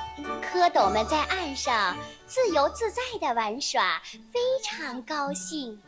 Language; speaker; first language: Chinese; non-native, learner; Mongolian